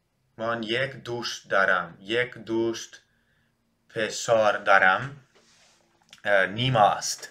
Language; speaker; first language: Persian; non-native, learner; Dutch